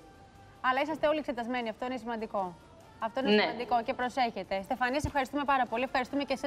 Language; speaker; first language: Greek; native; Greek